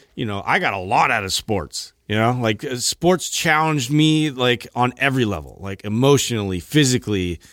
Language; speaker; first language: English; native; English